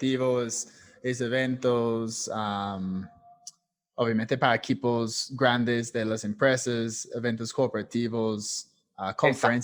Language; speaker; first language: Spanish; non-native, fluent; English